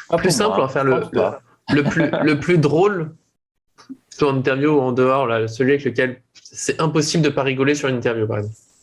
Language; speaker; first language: French; native; French